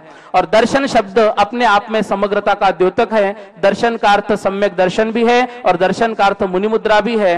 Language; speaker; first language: Hindi; native; Hindi